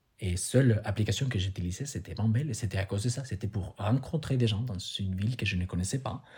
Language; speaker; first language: French; non-native, fluent; Spanish